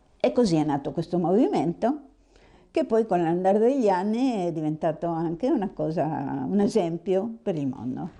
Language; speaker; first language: Italian; early bilingual, heritage; Italian